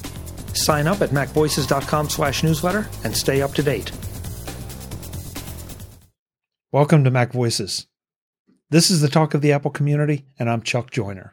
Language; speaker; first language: English; native; English